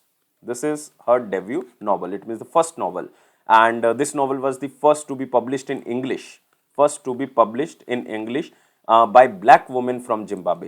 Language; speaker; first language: English; non-native, local second language; Hindi